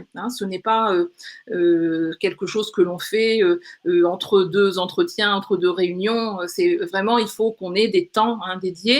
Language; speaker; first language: French; native; French